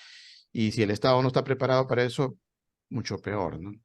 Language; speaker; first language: Spanish; native; Spanish